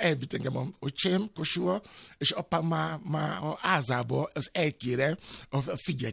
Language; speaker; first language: Hungarian; non-native, learner; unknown